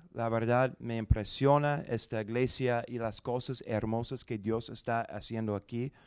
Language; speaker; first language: Spanish; non-native, fluent; English